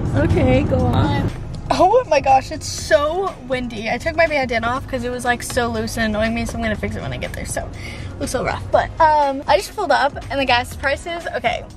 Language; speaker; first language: English; native; English